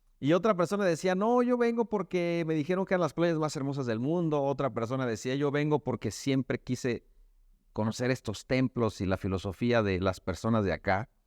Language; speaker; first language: Spanish; native; Spanish